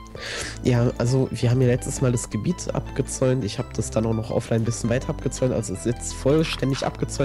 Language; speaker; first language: German; native; German